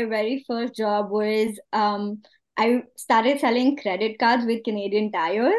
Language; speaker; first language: English; non-native, local second language; Hindi